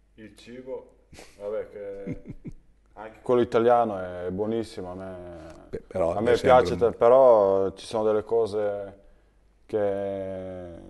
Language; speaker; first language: Italian; early bilingual, other home language; Serbian